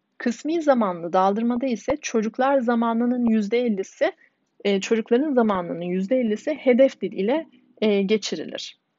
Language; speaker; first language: Turkish; native; Turkish